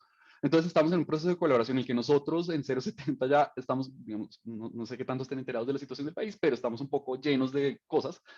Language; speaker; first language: Spanish; native; Spanish